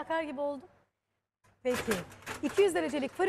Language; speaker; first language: Turkish; native; Turkish